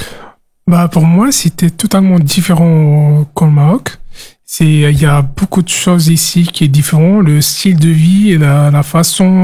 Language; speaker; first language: French; non-native, local second language; Arabic